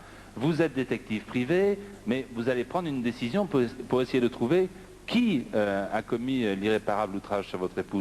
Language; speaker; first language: French; native; French